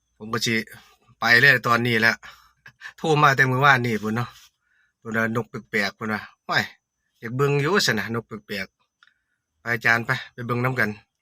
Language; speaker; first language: Thai; native; Thai